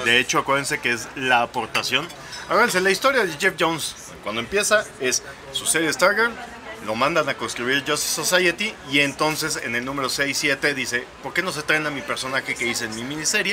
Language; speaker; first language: Spanish; native; Spanish